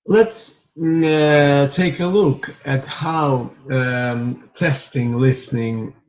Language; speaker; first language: English; non-native, fluent; Russian